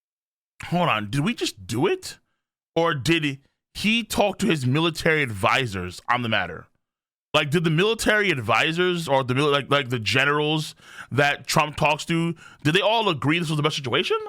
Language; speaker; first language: English; native; English